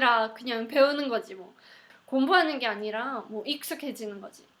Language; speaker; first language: Korean; non-native, fluent; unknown